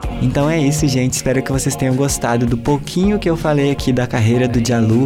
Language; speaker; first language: Portuguese; native; Portuguese